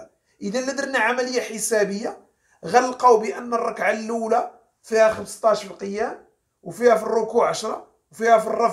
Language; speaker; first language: Arabic; native; Arabic